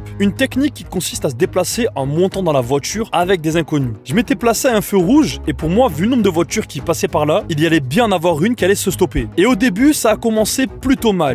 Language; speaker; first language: French; native; French